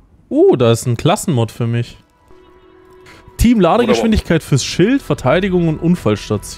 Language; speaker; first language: German; native; German